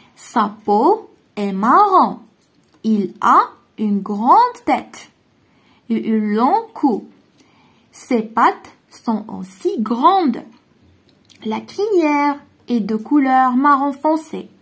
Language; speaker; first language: French; non-native, local second language; Arabic